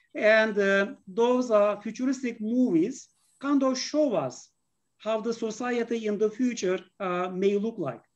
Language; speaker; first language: English; non-native, fluent; Turkish